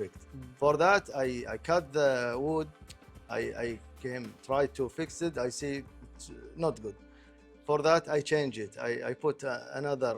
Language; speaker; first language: English; non-native, local second language; Arabic